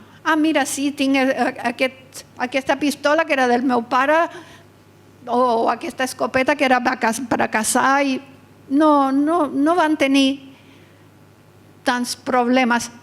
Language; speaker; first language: Catalan; early bilingual, heritage; Catalan